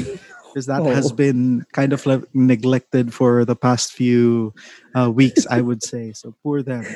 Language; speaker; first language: English; non-native, local second language; Cebuano